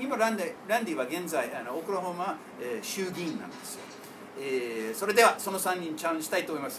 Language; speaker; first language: Japanese; non-native, fluent; English